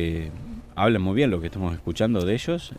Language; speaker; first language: Spanish; native; Spanish